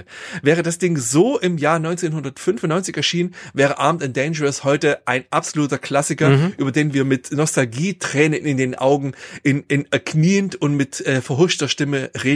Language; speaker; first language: German; native; German